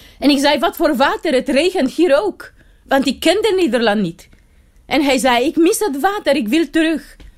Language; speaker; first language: Dutch; non-native, fluent; Romanian